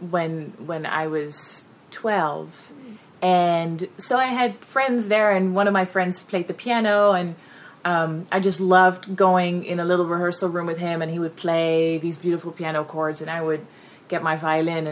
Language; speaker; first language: English; non-native, fluent; Dutch